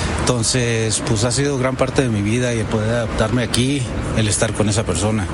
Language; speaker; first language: Spanish; early bilingual, heritage; Spanish